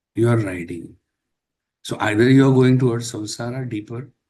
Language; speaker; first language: English; non-native, local second language; Marathi